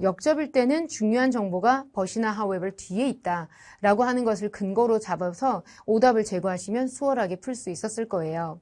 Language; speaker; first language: Korean; native; Korean